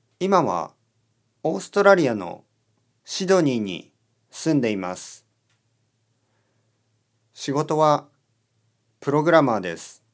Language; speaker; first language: Japanese; non-native, learner; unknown